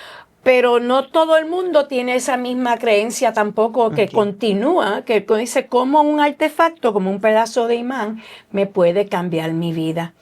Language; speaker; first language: Spanish; native; Spanish